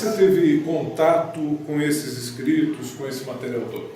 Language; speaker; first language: Portuguese; native; Portuguese